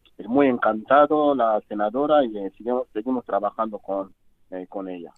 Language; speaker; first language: Spanish; non-native, fluent; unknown